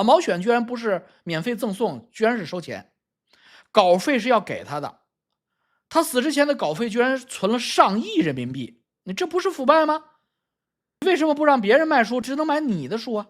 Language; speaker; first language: Chinese; native; Chinese